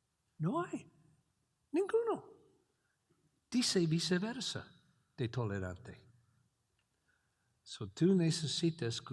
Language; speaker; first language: Spanish; non-native, learner; English